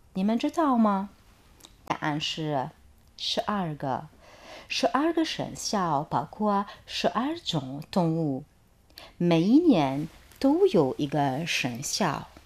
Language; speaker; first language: Chinese; non-native, fluent; Arabic